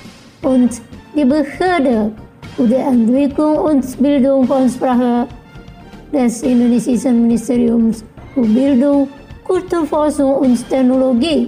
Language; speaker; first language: German; non-native, learner; Indonesian